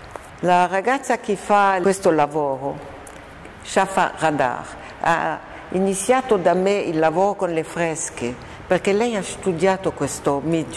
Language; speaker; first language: Italian; non-native, fluent; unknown